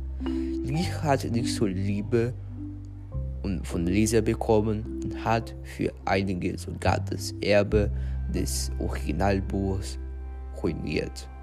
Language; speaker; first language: German; non-native, fluent; Portuguese